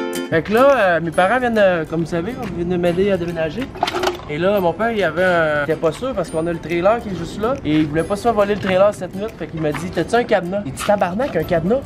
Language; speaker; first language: French; native; French